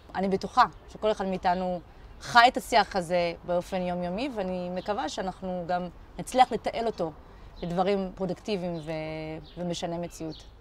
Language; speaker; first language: Hebrew; early bilingual, other home language; Amharic